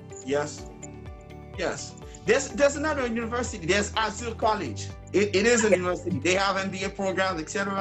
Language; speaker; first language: English; early bilingual, other home language; French